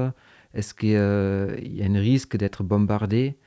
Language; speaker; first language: French; non-native, fluent; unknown